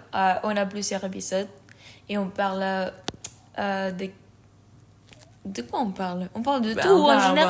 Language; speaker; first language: French; non-native, learner; Spanish